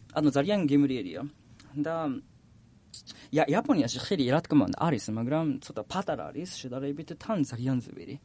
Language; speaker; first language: Georgian; non-native, learner; Japanese